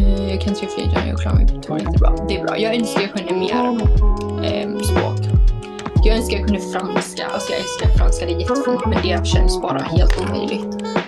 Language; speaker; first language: Swedish; early bilingual, heritage; Swedish